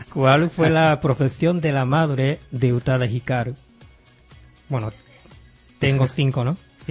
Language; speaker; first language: Spanish; non-native, fluent; Japanese